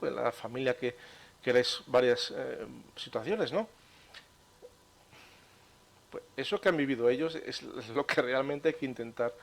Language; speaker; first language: Spanish; native; Spanish